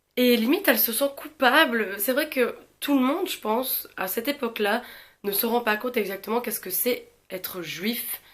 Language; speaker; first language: French; native; French